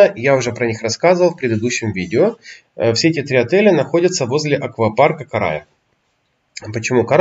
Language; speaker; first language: Russian; native; Russian